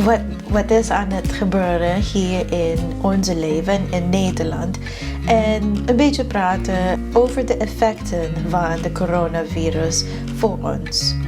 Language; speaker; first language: Dutch; non-native, fluent; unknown